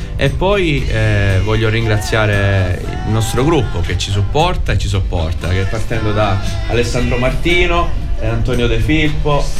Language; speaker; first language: Italian; native; Italian